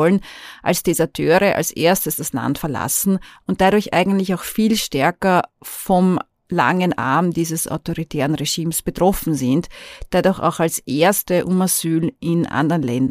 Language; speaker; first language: German; native; German